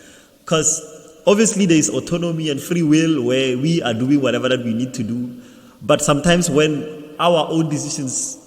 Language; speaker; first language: English; non-native, local second language; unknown